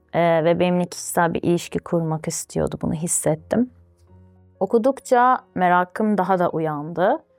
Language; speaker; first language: Turkish; early bilingual, other home language; Azerbaijani